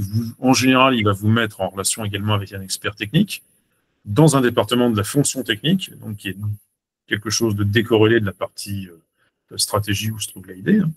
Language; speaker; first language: French; native; French